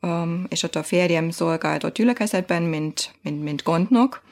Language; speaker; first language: Hungarian; non-native, fluent; German